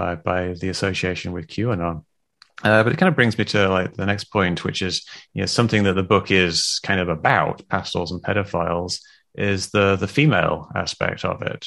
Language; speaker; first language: English; native; English